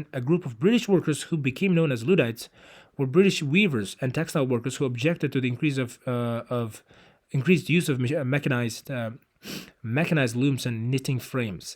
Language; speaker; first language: English; non-native, fluent; Uzbek